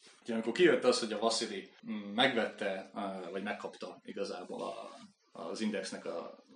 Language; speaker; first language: Hungarian; native; Hungarian